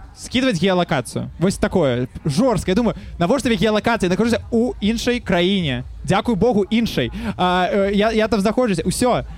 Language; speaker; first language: Belarusian; non-native, local second language; Russian